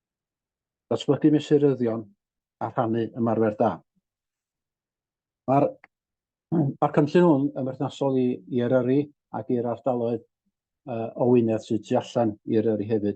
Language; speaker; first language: Welsh; native; Welsh